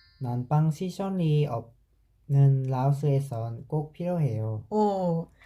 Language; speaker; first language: Korean; non-native, learner; Lao